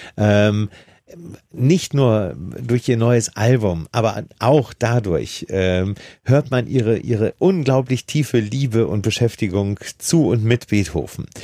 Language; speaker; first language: German; native; German